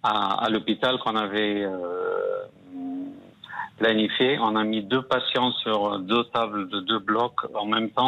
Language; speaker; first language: French; non-native, fluent; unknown